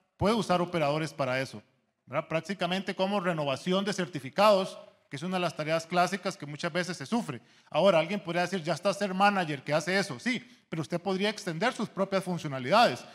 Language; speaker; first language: Spanish; native; Spanish